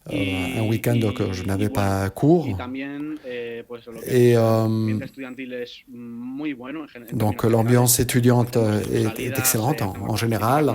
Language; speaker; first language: French; non-native, fluent; Spanish